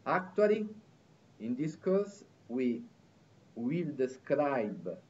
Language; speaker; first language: English; non-native, fluent; Italian